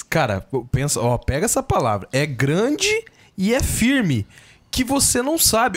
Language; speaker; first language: Portuguese; native; Portuguese